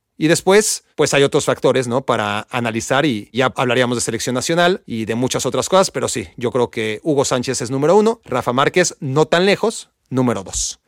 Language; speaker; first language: Spanish; native; Spanish